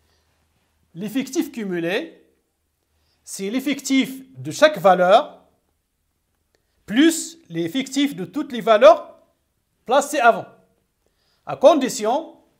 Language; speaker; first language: French; non-native, local second language; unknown